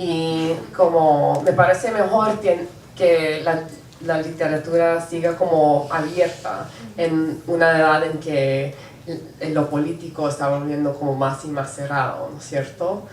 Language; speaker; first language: Spanish; non-native, local second language; English